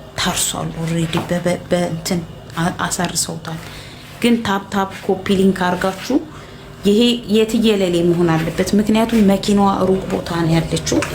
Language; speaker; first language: Amharic; native; Amharic